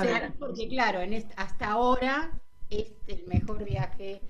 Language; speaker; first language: Spanish; native; Spanish